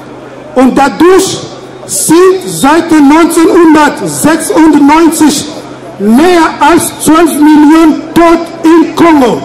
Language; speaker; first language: German; non-native, fluent; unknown